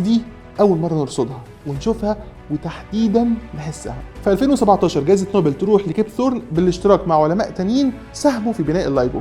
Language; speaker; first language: Arabic; native; Arabic